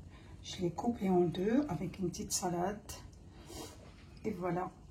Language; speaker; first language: French; non-native, fluent; Arabic